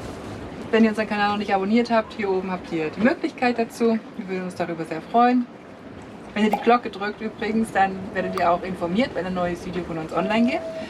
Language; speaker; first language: German; native; German